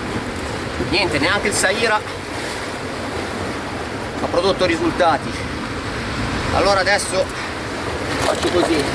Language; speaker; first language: Italian; native; Italian